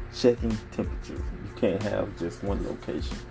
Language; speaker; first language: English; native; English